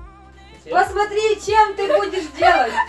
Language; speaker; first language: Russian; native; Russian